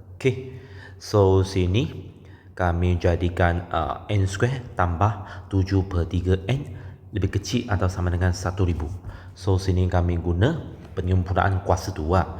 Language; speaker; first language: Malay; non-native, local second language; Chinese